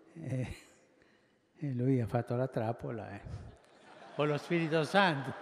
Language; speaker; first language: Italian; early bilingual, heritage; Spanish